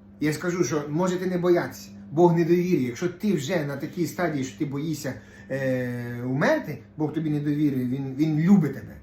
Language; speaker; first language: Ukrainian; non-native, local second language; Russian